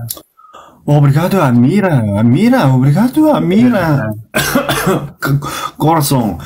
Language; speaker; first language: Portuguese; non-native, learner; Arabic